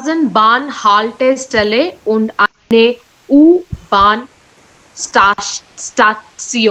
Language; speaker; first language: German; non-native, learner; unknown